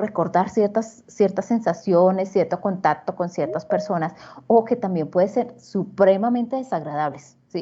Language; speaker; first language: Spanish; native; Spanish